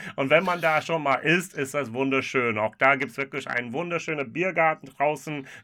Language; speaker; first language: German; non-native, fluent; English